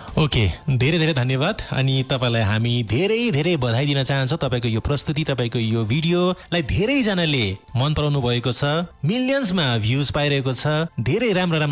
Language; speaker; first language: Nepali; native; Nepali